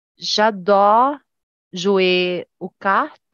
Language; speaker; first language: French; non-native, learner; Portuguese